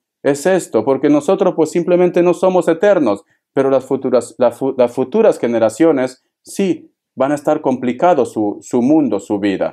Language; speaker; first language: Spanish; native; Spanish